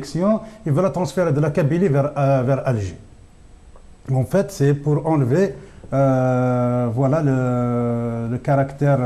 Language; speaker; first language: French; non-native, local second language; Kabyle